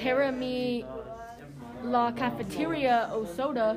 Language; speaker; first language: Spanish; non-native, learner; English